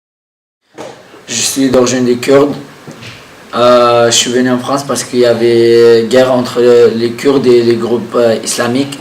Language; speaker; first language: French; non-native, learner; Kurdish